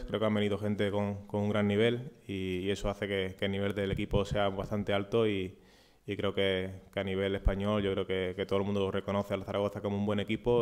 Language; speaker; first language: Spanish; native; Spanish